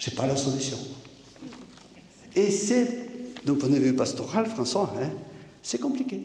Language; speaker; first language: French; native; French